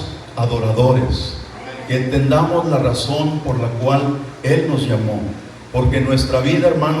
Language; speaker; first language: Spanish; native; Spanish